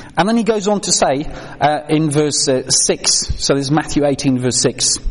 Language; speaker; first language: English; non-native, fluent; Dutch